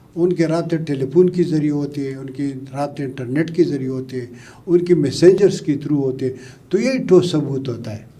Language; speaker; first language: Urdu; non-native, local second language; Pashto